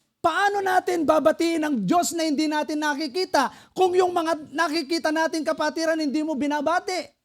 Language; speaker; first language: Filipino; non-native, local second language; Pampanga